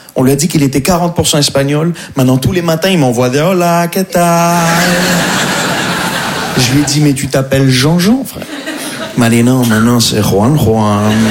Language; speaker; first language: French; non-native, local second language; Arabic